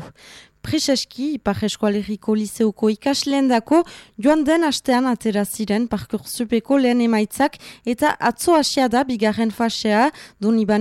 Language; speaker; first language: Basque; native; Basque